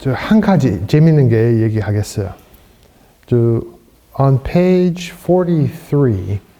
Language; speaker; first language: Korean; non-native, fluent; English